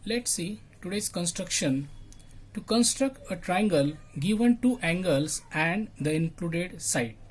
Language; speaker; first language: English; non-native, local second language; Marathi